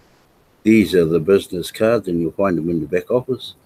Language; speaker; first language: English; native; English